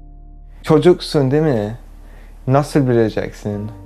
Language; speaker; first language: Turkish; early bilingual, heritage; English